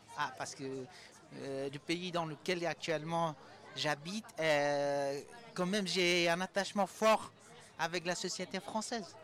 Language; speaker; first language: French; non-native, fluent; Persian